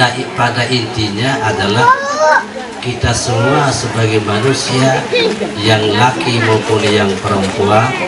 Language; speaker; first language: Indonesian; non-native, local second language; Sasak